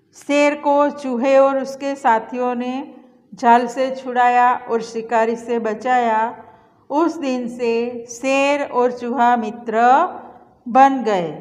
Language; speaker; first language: Hindi; non-native, local second language; Gujarati